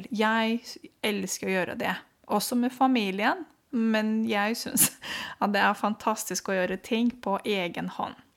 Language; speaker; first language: Norwegian; non-native, fluent; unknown